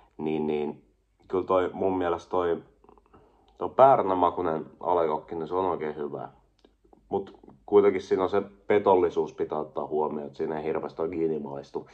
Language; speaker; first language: Finnish; native; Finnish